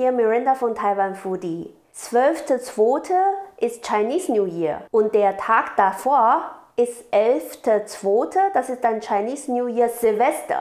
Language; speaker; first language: German; non-native, learner; Chinese